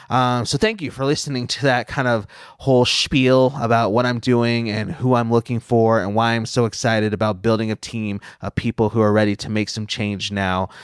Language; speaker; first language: English; native; English